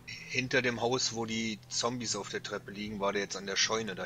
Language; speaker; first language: German; native; German